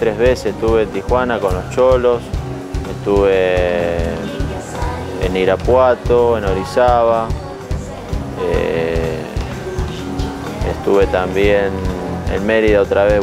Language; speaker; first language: Spanish; native; Spanish